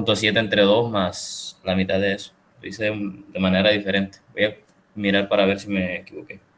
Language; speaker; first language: Spanish; native; Spanish